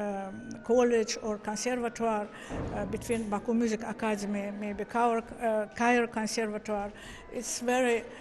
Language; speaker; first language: English; non-native, learner; Azerbaijani